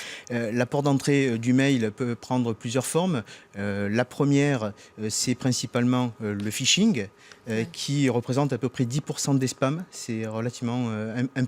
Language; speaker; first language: French; native; French